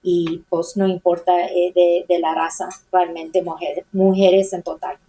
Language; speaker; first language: Spanish; early bilingual, heritage; Spanish